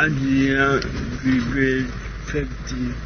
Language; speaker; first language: English; non-native, learner; German